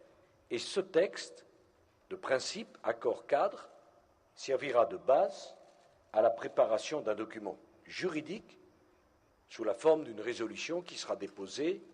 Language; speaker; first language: French; native; French